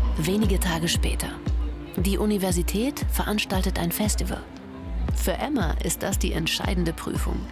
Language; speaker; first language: German; native; German